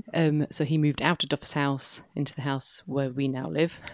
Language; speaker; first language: English; native; English